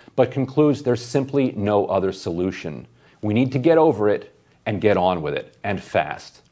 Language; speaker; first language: English; native; English